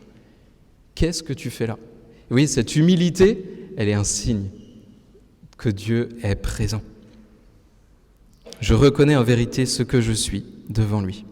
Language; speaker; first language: French; native; French